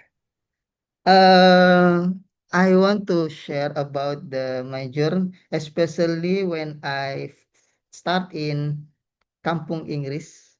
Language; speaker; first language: English; non-native, learner; Indonesian